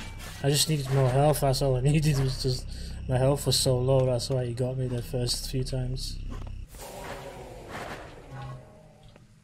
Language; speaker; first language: English; native; English